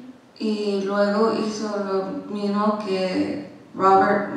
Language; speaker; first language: Spanish; non-native, learner; English